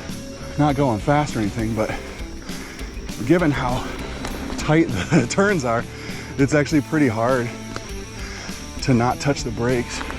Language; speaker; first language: English; native; English